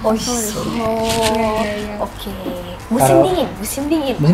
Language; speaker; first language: Indonesian; native; Indonesian